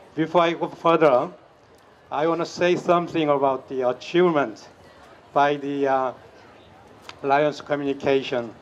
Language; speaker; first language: English; non-native, fluent; Korean